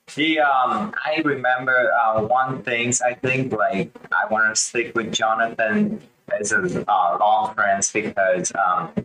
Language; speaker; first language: English; non-native, learner; Vietnamese